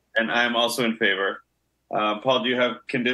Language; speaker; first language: English; native; English